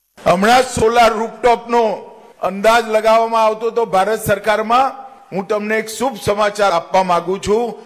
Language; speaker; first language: Gujarati; native; Gujarati